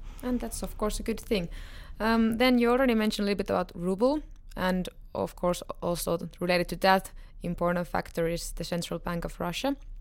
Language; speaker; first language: English; non-native, fluent; Finnish